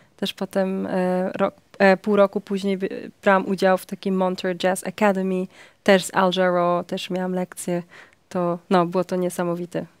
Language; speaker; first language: Polish; early bilingual, heritage; Polish